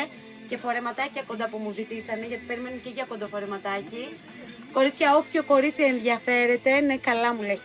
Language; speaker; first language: Greek; native; Greek